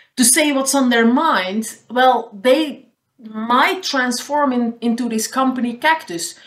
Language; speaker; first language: English; non-native, fluent; Dutch